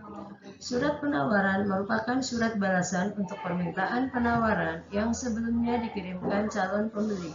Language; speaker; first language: Indonesian; native; Indonesian